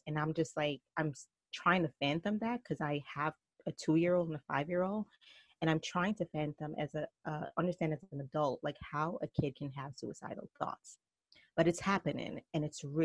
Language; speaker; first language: English; native; English